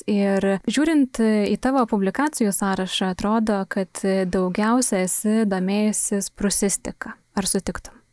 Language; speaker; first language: Lithuanian; native; Lithuanian